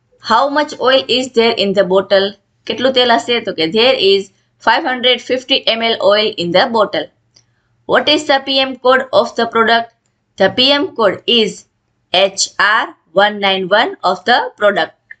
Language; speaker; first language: English; non-native, local second language; Gujarati